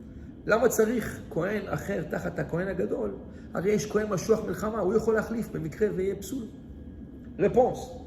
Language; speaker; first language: Hebrew; non-native, fluent; French